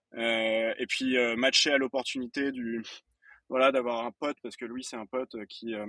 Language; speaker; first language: French; native; French